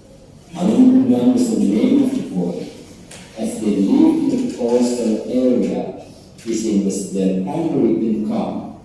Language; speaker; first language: English; non-native, learner; Indonesian